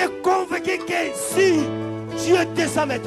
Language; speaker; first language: French; non-native, local second language; Lingala